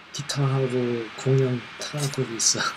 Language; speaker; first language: Korean; non-native, learner; English